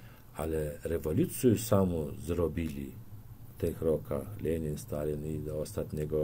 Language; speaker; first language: Polish; non-native, learner; Turkmen